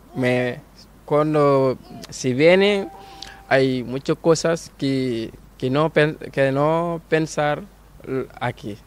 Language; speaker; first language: Spanish; non-native, learner; Wolof